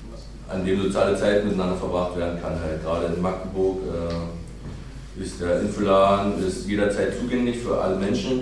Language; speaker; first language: German; native; German